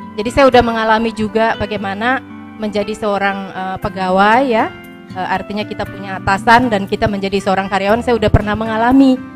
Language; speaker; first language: Indonesian; native; Indonesian